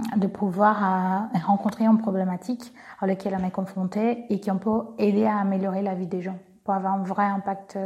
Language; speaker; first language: French; non-native, fluent; Portuguese